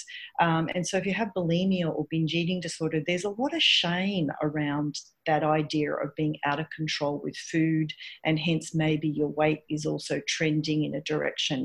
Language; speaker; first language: English; native; English